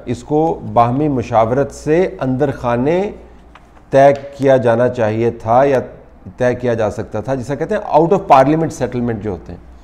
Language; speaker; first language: Urdu; native; Urdu